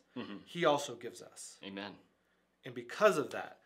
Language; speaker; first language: English; native; English